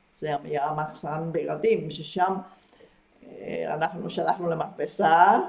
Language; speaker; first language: Hebrew; non-native, fluent; Spanish